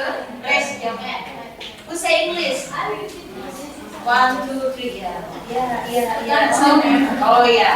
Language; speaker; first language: English; non-native, fluent; Indonesian